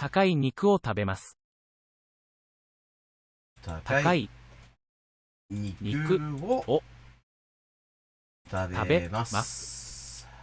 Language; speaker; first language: Japanese; non-native, learner; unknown